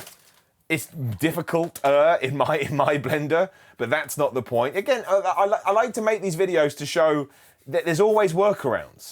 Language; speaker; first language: English; native; English